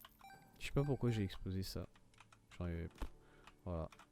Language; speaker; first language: French; native; French